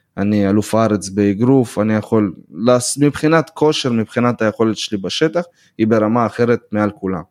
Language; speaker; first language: Hebrew; early bilingual, other home language; Russian